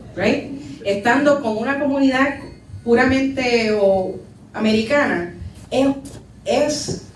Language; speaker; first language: Spanish; early bilingual, heritage; Spanish